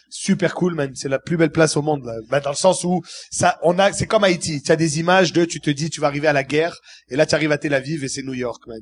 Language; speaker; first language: French; early bilingual, other home language; Arabic